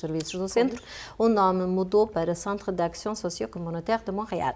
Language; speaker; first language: Portuguese; native; Portuguese